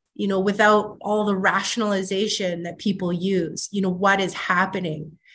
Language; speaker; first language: English; native; English